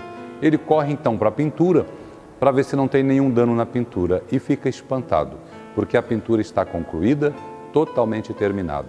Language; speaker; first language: Portuguese; native; Portuguese